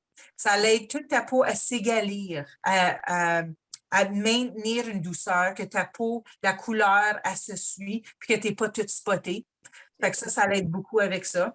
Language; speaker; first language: French; native; French